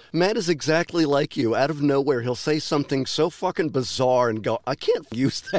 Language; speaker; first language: English; native; English